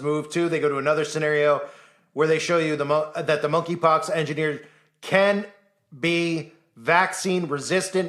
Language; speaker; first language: English; native; English